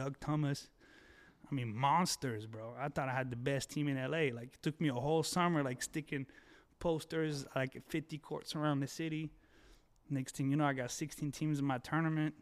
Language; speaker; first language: English; early bilingual, other home language; French